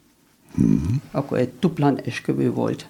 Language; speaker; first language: Hungarian; non-native, learner; German